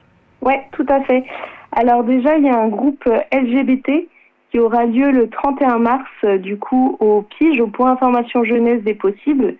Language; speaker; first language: French; native; French